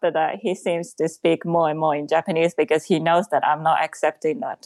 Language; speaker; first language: English; non-native, fluent; Japanese